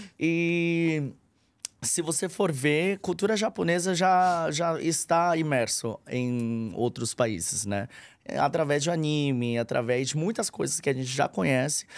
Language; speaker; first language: Portuguese; early bilingual, other home language; Korean